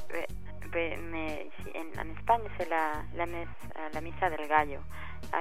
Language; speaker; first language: French; non-native, learner; Spanish